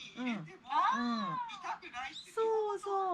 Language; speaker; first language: Japanese; non-native, fluent; Korean